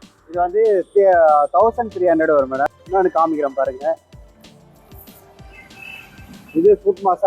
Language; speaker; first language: Tamil; native; Tamil